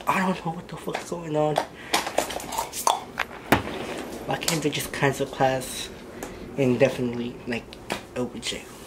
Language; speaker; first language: English; early bilingual, other home language; Spanish